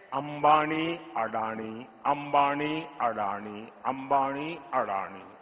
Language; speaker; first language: Hindi; non-native, local second language; Gujarati